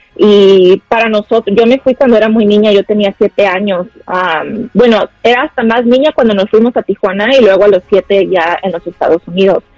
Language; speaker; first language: Spanish; native; Spanish